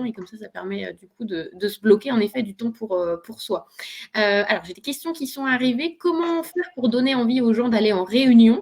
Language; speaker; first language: French; native; French